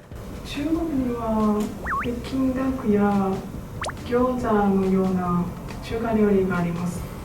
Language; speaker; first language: Japanese; non-native, learner; Chinese